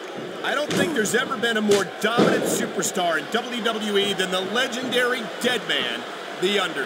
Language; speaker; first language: English; native; English